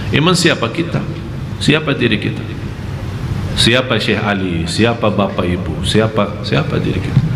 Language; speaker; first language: Malay; non-native, fluent; Arabic